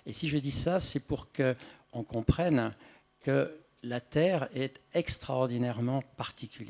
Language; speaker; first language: French; native; French